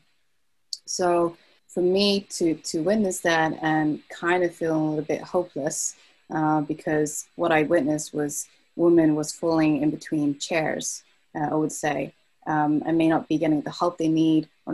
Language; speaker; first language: English; native; English